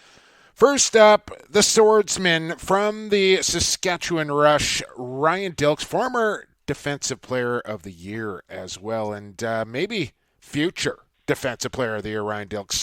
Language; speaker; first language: English; native; English